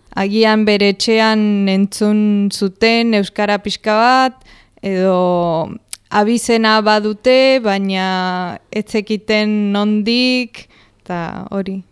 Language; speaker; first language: Basque; non-native, fluent; Spanish